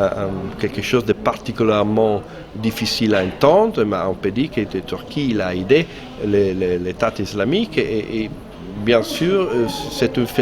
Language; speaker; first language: French; non-native, fluent; Italian